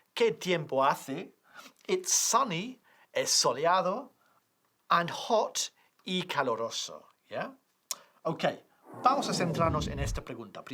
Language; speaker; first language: Spanish; non-native, fluent; English